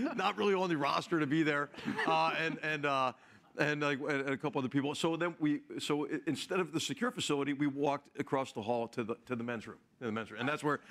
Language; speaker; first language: English; native; English